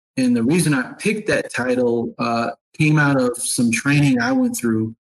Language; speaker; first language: English; native; English